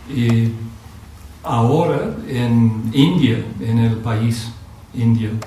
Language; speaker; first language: Spanish; non-native, fluent; English